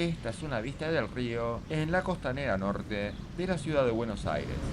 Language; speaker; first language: Spanish; native; Spanish